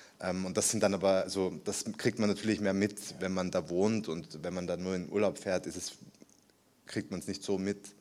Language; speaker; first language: German; early bilingual, other home language; Spanish